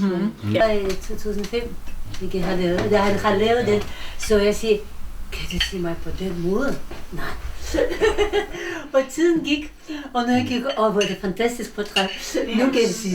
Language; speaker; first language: Danish; non-native, learner; Russian